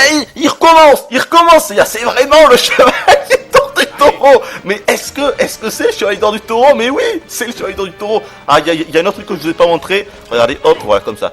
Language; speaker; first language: French; native; French